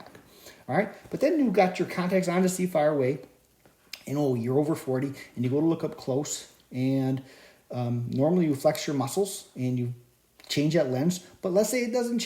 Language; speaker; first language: English; native; English